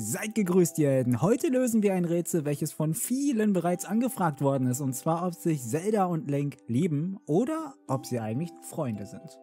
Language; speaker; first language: German; native; German